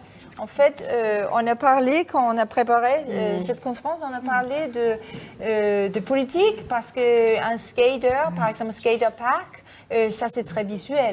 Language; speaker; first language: French; non-native, fluent; Danish